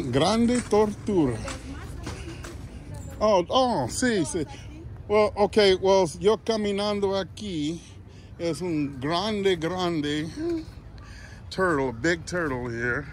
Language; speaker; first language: Spanish; non-native, learner; English